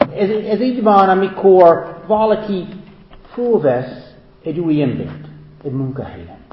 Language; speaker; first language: Hungarian; non-native, fluent; English